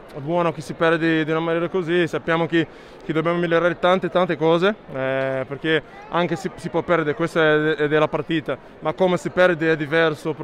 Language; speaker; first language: Italian; non-native, learner; Slovenian